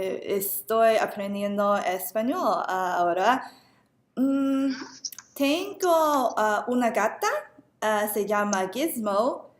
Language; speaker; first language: Spanish; non-native, learner; English